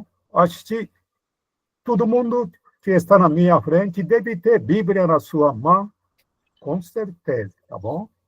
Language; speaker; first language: Portuguese; non-native, fluent; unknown